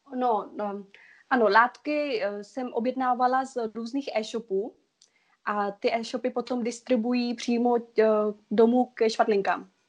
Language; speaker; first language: Czech; non-native, fluent; Vietnamese